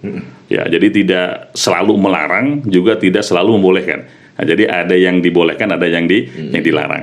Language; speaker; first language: Indonesian; native; Indonesian